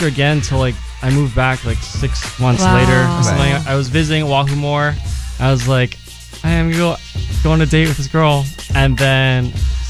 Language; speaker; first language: English; native; English